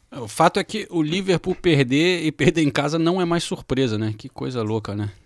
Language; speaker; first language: Portuguese; native; Portuguese